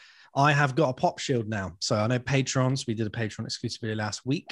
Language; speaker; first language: English; native; English